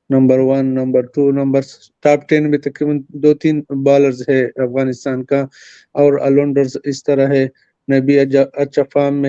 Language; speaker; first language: Hindi; non-native, fluent; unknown